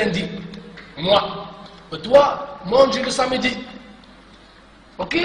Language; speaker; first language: French; non-native, learner; Arabic